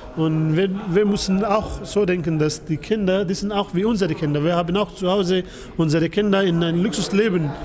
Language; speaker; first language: German; non-native, fluent; Persian